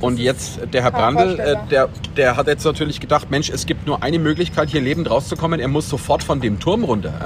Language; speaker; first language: German; native; German